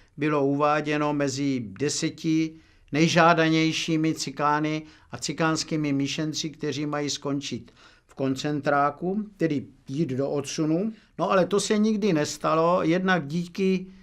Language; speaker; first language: Czech; native; Czech